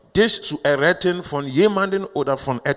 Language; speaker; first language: German; non-native, learner; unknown